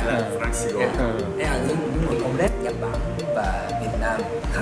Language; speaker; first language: Vietnamese; non-native, learner; Japanese